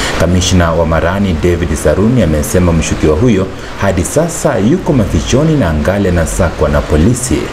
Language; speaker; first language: Swahili; non-native, local second language; Gusii